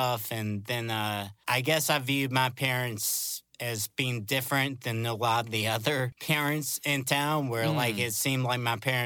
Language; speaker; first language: English; native; English